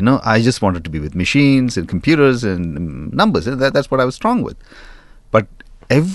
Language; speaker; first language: English; non-native, local second language; Tamil